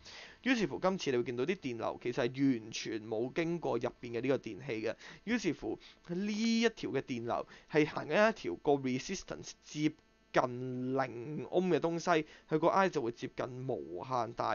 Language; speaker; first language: Cantonese; native; Cantonese